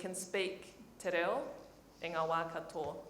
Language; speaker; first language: Māori; non-native, local second language; English